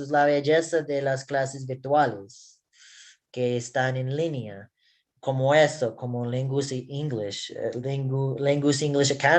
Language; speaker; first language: Spanish; non-native, learner; English